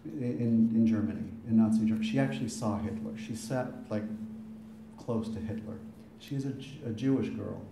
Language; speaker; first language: English; native; English